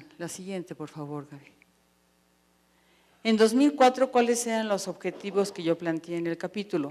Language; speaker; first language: Spanish; native; Spanish